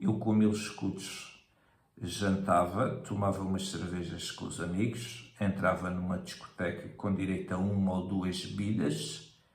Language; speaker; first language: Portuguese; native; Portuguese